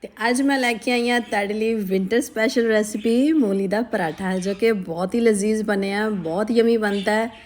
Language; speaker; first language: Urdu; non-native, local second language; Punjabi